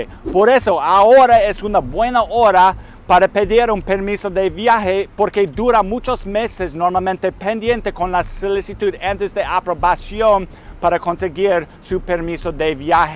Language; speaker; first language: Spanish; non-native, fluent; English